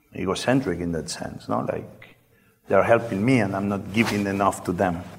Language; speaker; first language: English; non-native, fluent; Spanish